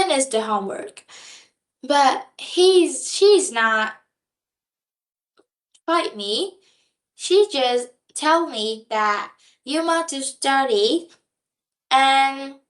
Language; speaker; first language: English; non-native, learner; Vietnamese